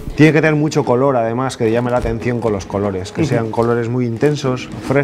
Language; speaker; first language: Spanish; native; Spanish